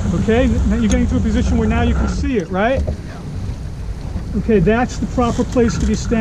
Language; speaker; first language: English; native; English